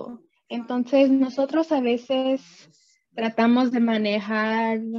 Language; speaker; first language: Spanish; early bilingual, other home language; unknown